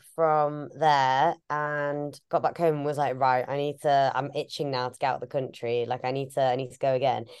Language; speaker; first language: English; native; English